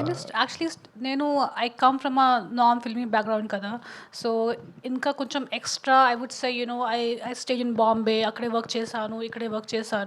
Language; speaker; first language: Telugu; non-native, learner; Hindi